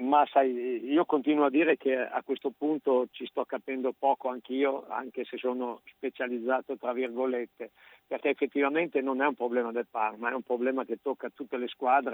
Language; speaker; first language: Italian; native; Italian